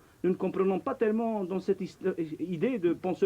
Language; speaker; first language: French; non-native, local second language; Arabic